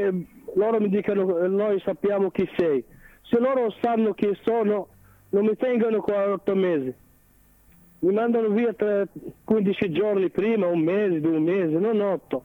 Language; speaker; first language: Italian; non-native, learner; Arabic